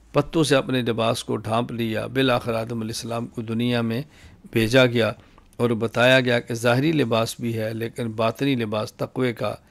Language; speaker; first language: Urdu; native; Urdu